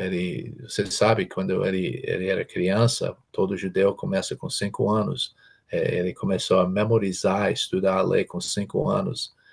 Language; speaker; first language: Portuguese; non-native, fluent; English